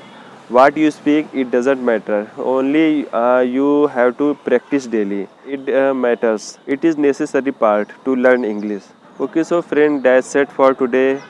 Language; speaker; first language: English; non-native, learner; Hindi